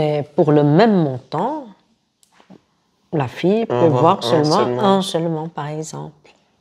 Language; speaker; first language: French; non-native, fluent; Korean